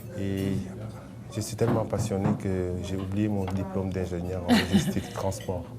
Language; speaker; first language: French; non-native, local second language; Wolof